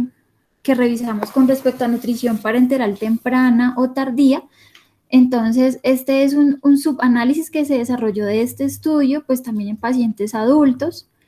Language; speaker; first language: Spanish; native; Spanish